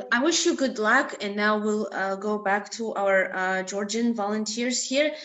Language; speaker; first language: English; non-native, fluent; Georgian